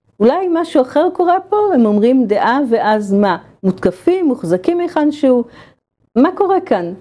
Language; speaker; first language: Hebrew; native; Hebrew